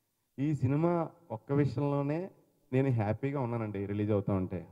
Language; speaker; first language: Telugu; native; Telugu